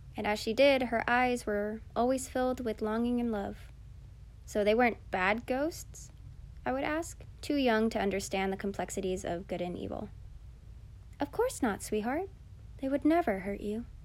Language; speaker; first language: English; early bilingual, other home language; Filipino